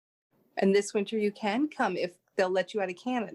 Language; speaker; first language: English; native; English